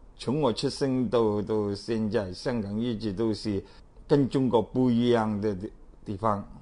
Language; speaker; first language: Chinese; non-native, local second language; Cantonese